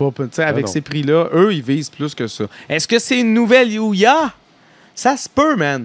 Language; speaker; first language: French; native; French